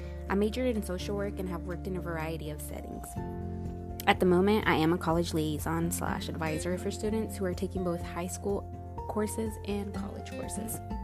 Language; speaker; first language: English; early bilingual, other home language; Spanish